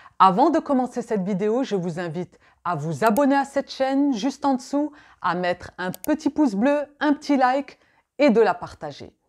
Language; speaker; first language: French; native; French